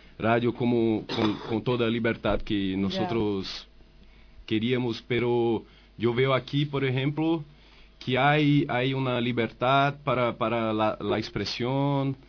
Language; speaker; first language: Spanish; non-native, learner; Portuguese